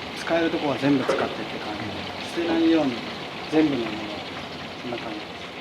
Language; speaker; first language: Japanese; native; Japanese